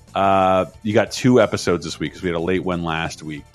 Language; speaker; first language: English; native; English